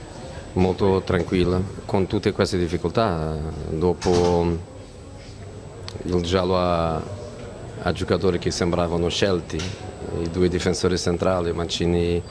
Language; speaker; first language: Italian; non-native, fluent; Portuguese